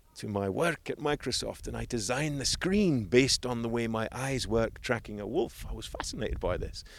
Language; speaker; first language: English; native; English